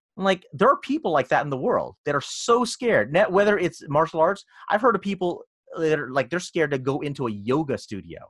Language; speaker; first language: English; early bilingual, other home language; Filipino